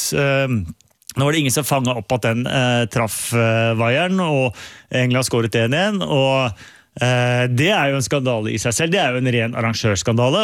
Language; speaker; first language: Norwegian; native; Norwegian